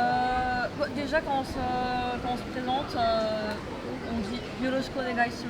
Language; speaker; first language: French; native; French